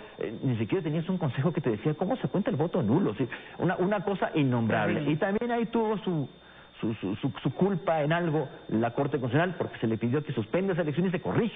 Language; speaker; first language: Spanish; native; Spanish